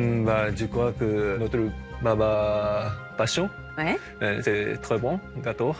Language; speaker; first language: French; non-native, learner; Japanese